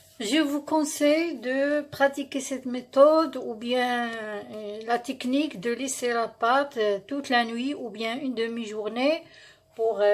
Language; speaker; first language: French; non-native, local second language; Arabic